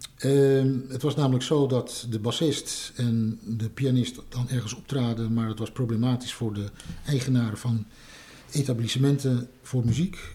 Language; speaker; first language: Dutch; native; Dutch